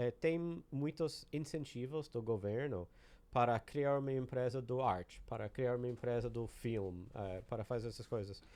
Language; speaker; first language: Portuguese; non-native, learner; English